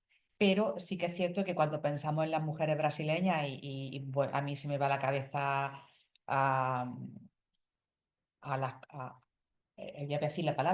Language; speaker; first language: Spanish; native; Spanish